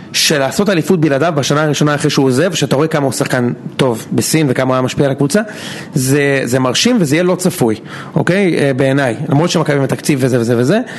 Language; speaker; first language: Hebrew; native; Hebrew